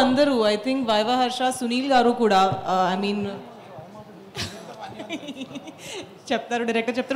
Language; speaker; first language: Telugu; non-native, fluent; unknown